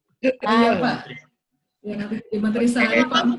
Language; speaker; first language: Indonesian; native; Indonesian